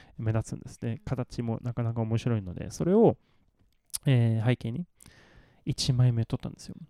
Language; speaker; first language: Japanese; non-native, fluent; Swedish